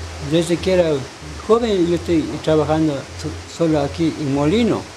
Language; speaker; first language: Spanish; non-native, local second language; Quechua